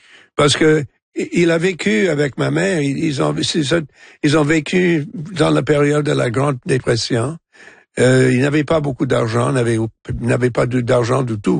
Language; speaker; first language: French; non-native, local second language; English